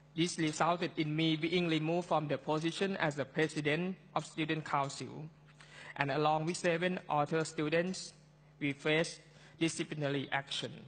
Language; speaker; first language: English; non-native, fluent; Thai